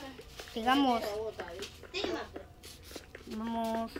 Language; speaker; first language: Spanish; native; Spanish